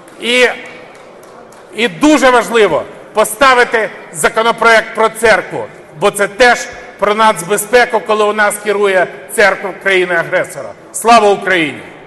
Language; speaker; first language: Ukrainian; native; Ukrainian